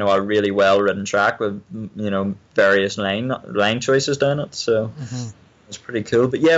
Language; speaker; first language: English; native; English